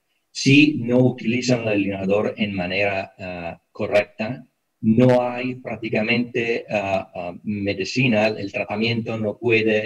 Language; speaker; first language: Spanish; non-native, fluent; Italian